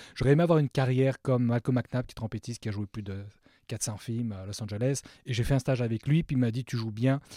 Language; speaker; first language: French; native; French